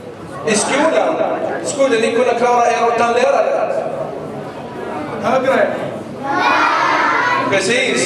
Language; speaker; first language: Swedish; early bilingual, other home language; Arabic